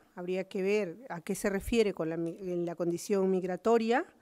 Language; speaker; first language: Spanish; native; Spanish